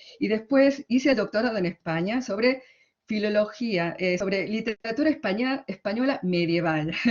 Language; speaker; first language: Spanish; early bilingual, other home language; Korean